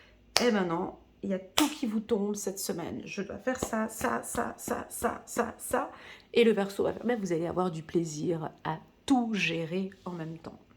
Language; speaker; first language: French; native; French